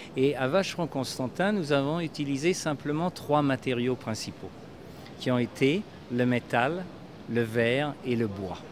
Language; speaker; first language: French; native; French